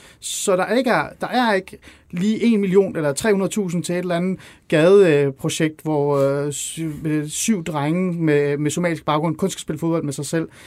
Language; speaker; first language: Danish; early bilingual, other home language; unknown